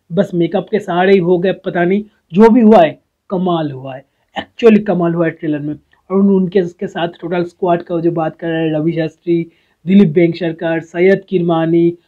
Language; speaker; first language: Hindi; non-native, local second language; Bangla